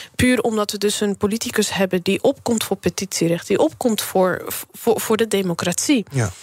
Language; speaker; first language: Dutch; early bilingual, other home language; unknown